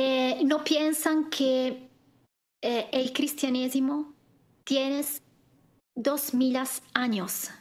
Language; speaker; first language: Spanish; non-native, fluent; Italian